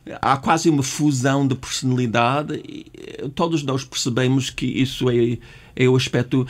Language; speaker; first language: Portuguese; non-native, fluent; English